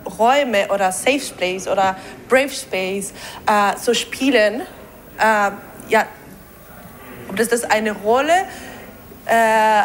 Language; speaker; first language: German; non-native, learner; Spanish